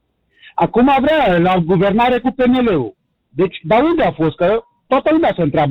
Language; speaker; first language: Romanian; native; Romanian